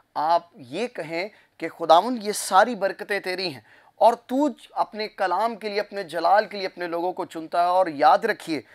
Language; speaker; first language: Urdu; non-native, local second language; Punjabi